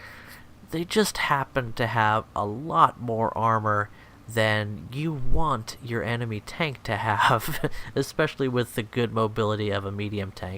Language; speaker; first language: English; native; English